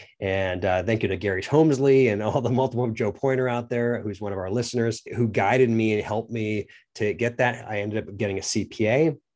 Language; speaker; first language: English; native; English